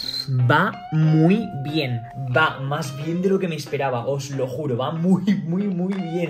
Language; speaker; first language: Spanish; native; Spanish